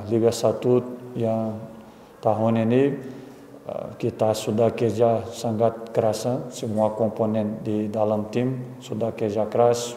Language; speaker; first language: Indonesian; non-native, fluent; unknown